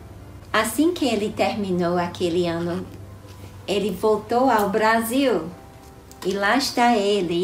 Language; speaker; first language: Portuguese; non-native, fluent; English